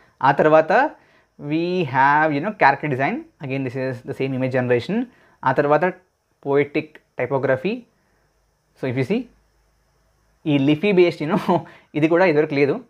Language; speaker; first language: English; non-native, local second language; Telugu